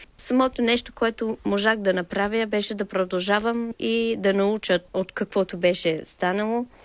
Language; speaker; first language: Bulgarian; non-native, fluent; English